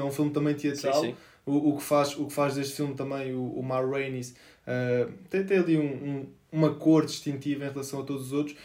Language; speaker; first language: Portuguese; native; Portuguese